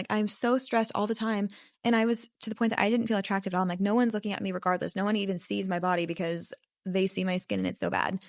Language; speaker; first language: English; native; English